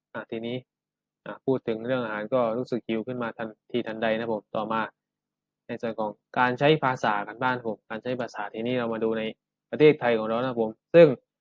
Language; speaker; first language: Thai; native; Thai